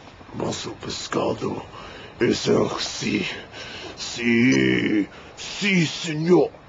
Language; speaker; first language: Spanish; non-native, learner; English